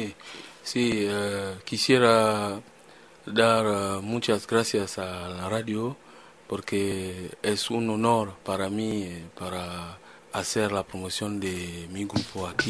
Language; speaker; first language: Spanish; non-native, learner; French